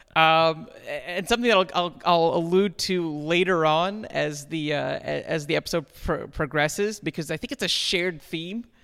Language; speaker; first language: English; early bilingual, other home language; Hindi